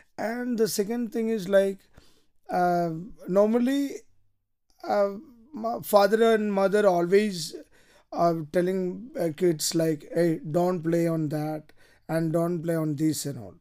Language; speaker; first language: English; non-native, local second language; Malayalam